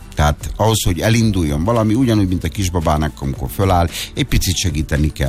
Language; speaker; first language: Hungarian; native; Hungarian